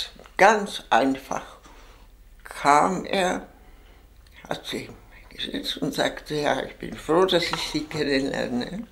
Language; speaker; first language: German; non-native, fluent; Czech